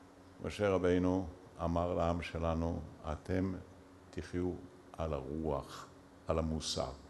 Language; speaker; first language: Hebrew; early bilingual, other home language; Yiddish